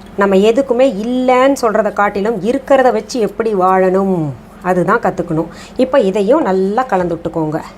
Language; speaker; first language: Tamil; non-native, fluent; Hindi